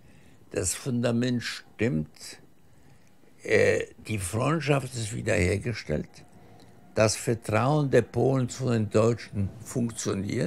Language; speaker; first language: German; early bilingual, heritage; German